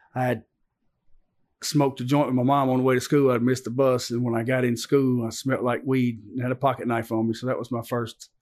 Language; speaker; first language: English; native; English